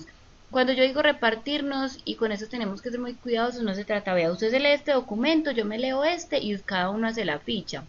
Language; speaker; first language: Spanish; native; Spanish